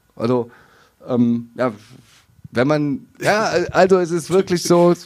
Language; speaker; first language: German; native; German